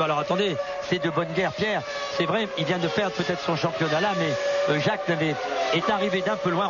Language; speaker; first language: French; native; French